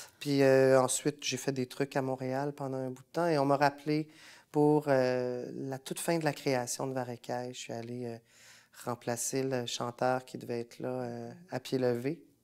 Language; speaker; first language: French; native; French